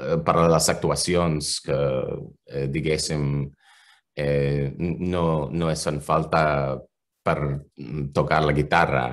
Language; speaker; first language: Catalan; non-native, fluent; English